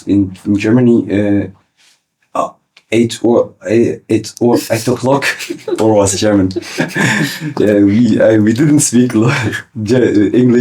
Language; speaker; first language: English; early bilingual, other home language; Kurdish